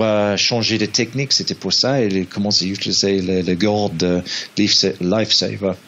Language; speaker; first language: French; non-native, learner; English